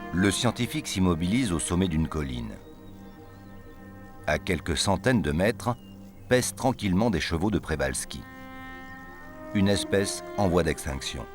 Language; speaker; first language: French; native; French